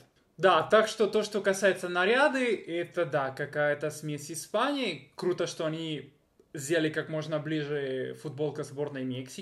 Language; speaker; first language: Russian; non-native, fluent; Spanish